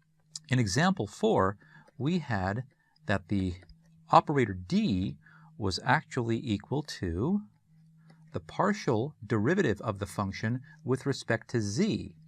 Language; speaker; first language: English; native; English